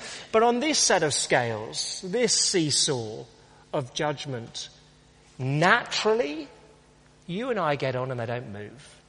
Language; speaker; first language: English; native; English